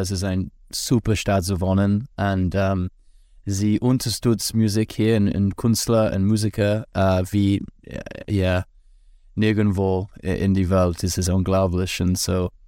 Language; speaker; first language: German; non-native, learner; English